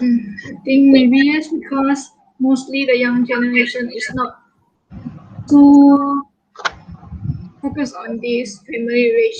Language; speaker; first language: English; non-native, local second language; Malay